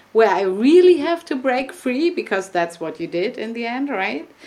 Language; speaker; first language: English; non-native, fluent; German